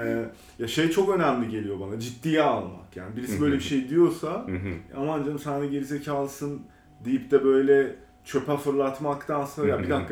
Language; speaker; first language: Turkish; native; Turkish